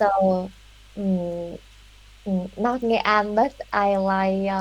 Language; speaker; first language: English; non-native, learner; Vietnamese